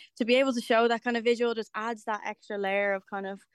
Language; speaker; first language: English; native; English